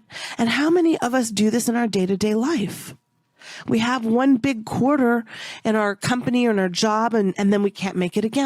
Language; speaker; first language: English; native; English